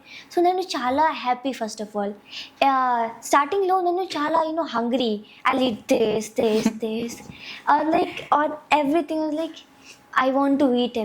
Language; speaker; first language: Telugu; non-native, local second language; Hindi